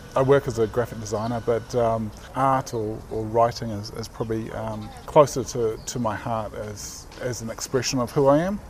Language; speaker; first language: English; native; English